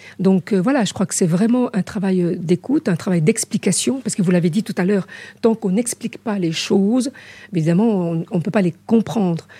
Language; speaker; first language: French; early bilingual, other home language; Arabic